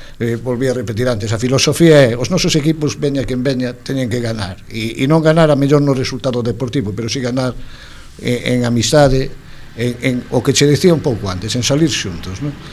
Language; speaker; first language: Galician; non-native, local second language; Spanish